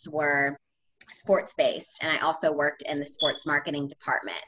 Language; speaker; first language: English; native; English